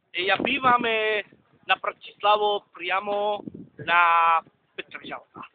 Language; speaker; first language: Slovak; non-native, local second language; Hungarian